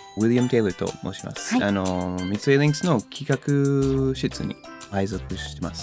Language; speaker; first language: Japanese; non-native, fluent; English